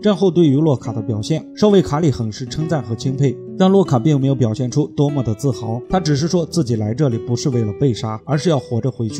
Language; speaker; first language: Chinese; native; Chinese